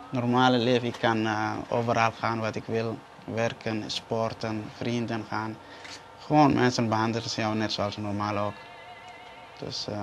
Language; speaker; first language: Dutch; non-native, learner; Somali